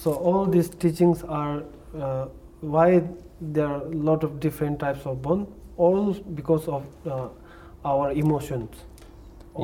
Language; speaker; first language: English; non-native, learner; Tibetan